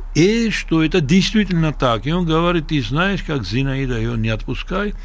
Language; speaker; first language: Russian; non-native, local second language; Georgian